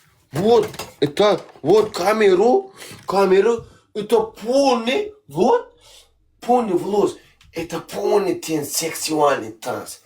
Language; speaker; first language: Russian; non-native, learner; Turkmen